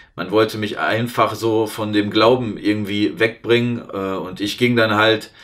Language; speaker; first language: German; native; German